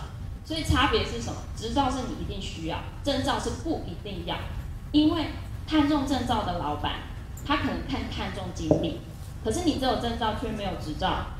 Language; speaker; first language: Chinese; native; Chinese